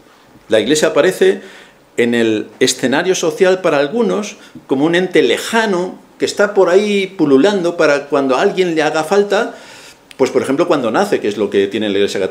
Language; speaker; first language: Spanish; native; Spanish